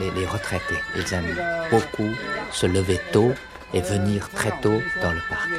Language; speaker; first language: French; non-native, fluent; Chinese